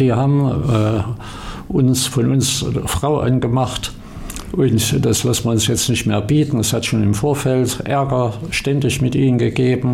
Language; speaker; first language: German; native; German